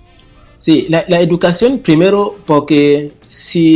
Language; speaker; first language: Spanish; non-native, fluent; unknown